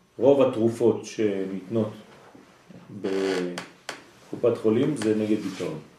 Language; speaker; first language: Hebrew; non-native, fluent; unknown